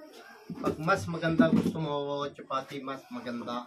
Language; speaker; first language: Filipino; non-native, learner; Urdu